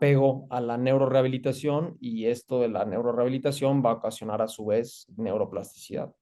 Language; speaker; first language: Spanish; native; Spanish